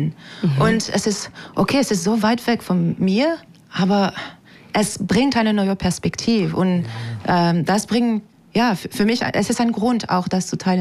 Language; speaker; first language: German; non-native, fluent; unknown